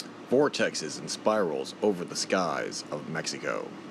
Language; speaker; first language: English; native; English